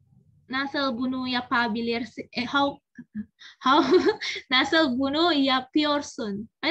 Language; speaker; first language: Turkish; non-native, learner; Indonesian